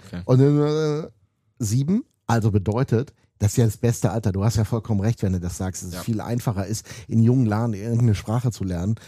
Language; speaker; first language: German; native; German